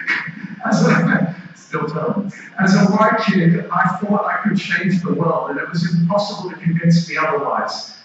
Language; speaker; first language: English; native; English